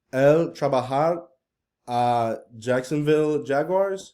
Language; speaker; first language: Spanish; non-native, learner; English